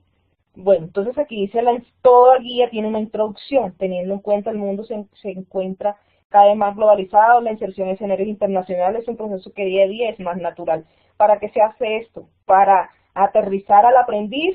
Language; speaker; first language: Spanish; native; Spanish